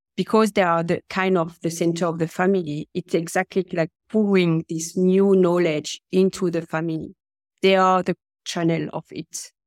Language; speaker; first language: English; non-native, fluent; French